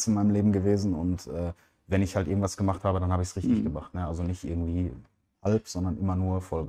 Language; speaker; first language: German; native; German